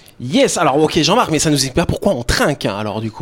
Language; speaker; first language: French; native; French